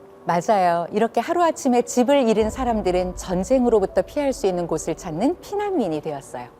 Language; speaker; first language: Korean; native; Korean